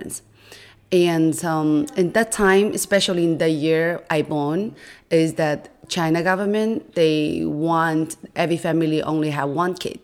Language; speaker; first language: English; non-native, fluent; Chinese